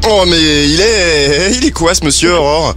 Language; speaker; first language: French; native; French